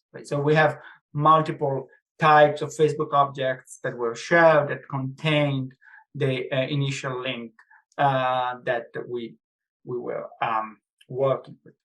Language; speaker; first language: English; non-native, fluent; Italian